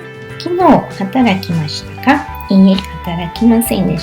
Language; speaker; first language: Japanese; non-native, learner; Portuguese